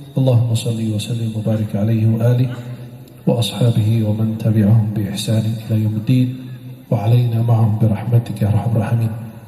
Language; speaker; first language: Indonesian; non-native, fluent; Arabic